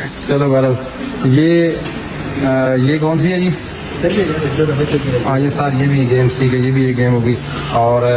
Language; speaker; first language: Urdu; non-native, local second language; Punjabi